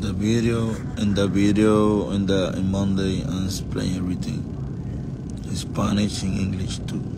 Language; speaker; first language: English; non-native, learner; Spanish